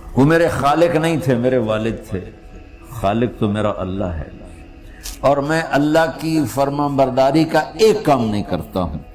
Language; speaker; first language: Urdu; non-native, local second language; Punjabi